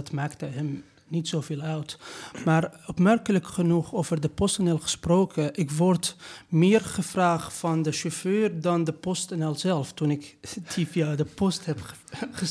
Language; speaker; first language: Dutch; non-native, fluent; Persian